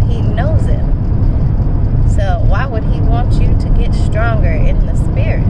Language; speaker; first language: English; native; English